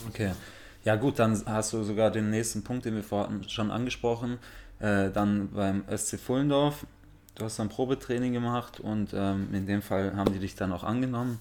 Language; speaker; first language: German; native; German